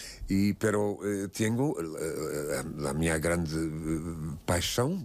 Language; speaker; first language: Spanish; non-native, fluent; Portuguese